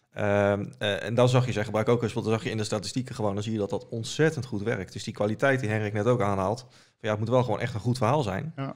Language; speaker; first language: Dutch; native; Dutch